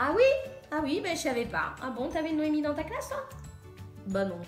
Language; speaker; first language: French; native; French